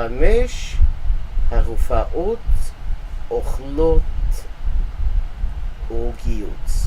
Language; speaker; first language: Hebrew; non-native, learner; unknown